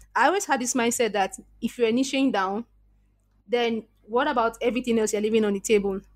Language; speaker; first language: English; non-native, local second language; Igbo